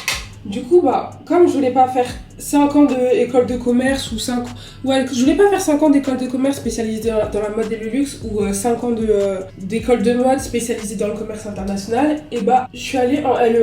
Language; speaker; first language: French; native; French